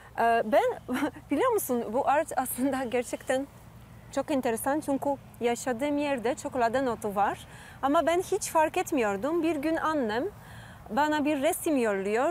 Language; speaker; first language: Turkish; non-native, fluent; Polish